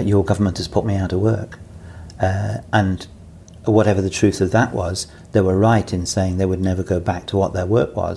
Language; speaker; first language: English; native; English